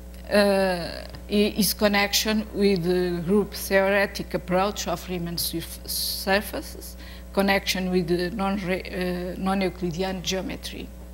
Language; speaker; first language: English; non-native, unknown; Portuguese